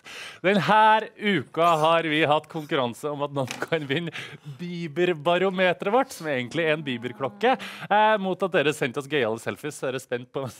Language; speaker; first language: Norwegian; native; Norwegian